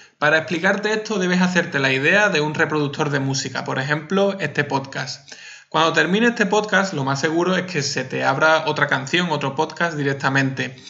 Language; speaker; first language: Spanish; native; Spanish